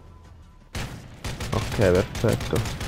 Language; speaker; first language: Italian; native; Italian